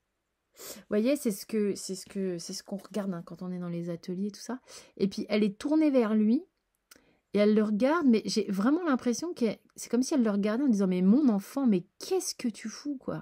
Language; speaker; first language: French; native; French